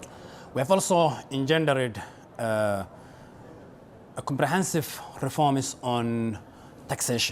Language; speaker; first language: English; non-native, local second language; Somali